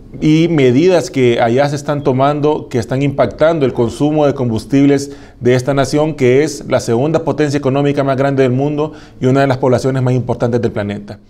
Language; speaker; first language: Spanish; native; Spanish